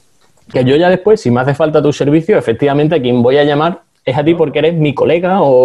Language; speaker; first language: Spanish; native; Spanish